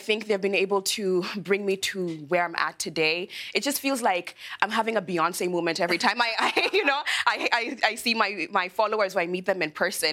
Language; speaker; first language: English; non-native, local second language; Luo (Kenya and Tanzania)